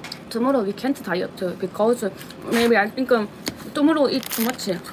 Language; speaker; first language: English; non-native, learner; Korean